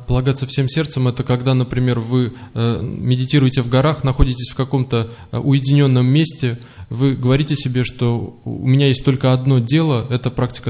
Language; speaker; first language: Russian; native; Russian